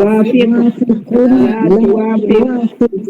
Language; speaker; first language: Arabic; non-native, learner; Malay